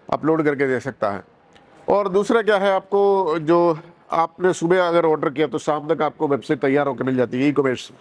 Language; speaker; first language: Hindi; non-native, local second language; Malayalam